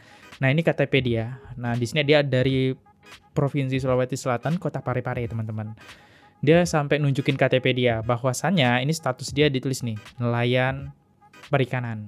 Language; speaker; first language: Indonesian; native; Indonesian